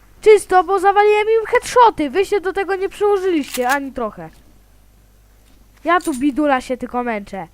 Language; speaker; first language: Polish; native; Polish